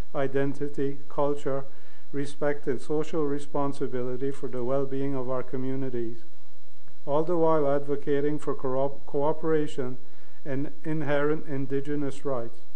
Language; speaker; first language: English; non-native, local second language; French